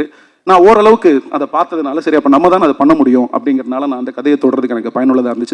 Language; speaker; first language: Tamil; native; Tamil